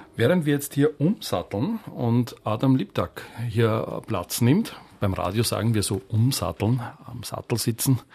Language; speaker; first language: German; native; German